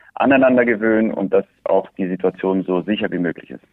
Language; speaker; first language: German; early bilingual, other home language; Spanish